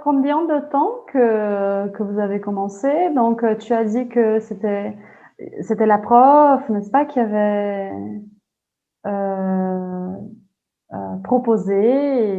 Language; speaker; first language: French; non-native, fluent; Portuguese